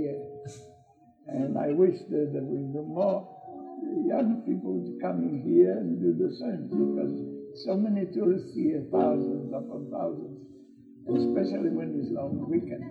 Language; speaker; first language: English; non-native, fluent; Polish